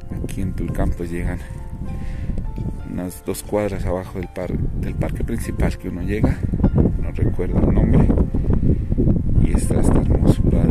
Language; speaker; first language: Spanish; native; Spanish